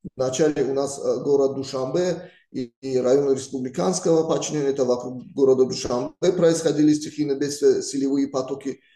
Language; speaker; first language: Russian; non-native, local second language; Tajik